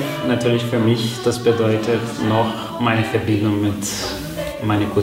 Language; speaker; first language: German; non-native, fluent; Portuguese